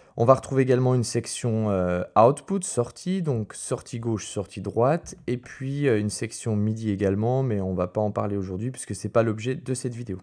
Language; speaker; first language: French; native; French